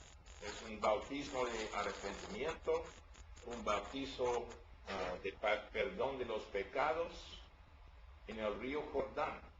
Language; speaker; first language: Spanish; non-native, learner; English